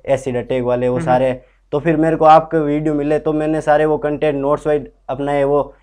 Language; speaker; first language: Hindi; native; Hindi